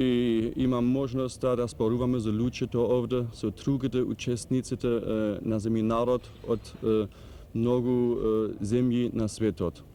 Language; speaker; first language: Macedonian; non-native, fluent; German